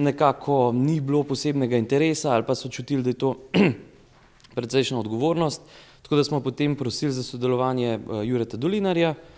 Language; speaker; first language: Slovenian; native; Slovenian